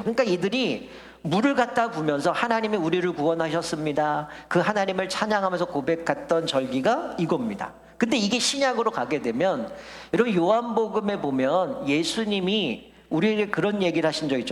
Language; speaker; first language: Korean; native; Korean